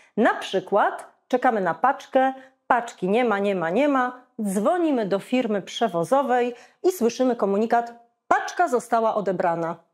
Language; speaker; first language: Polish; native; Polish